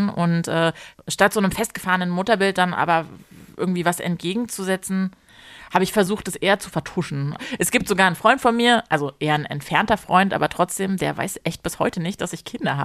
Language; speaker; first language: German; native; German